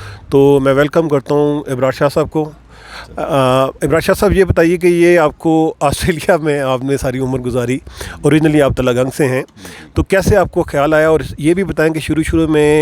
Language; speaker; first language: Urdu; native; Urdu